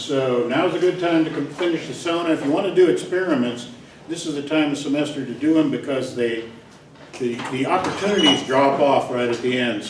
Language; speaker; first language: English; native; English